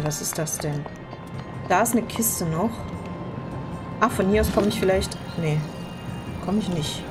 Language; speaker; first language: German; native; German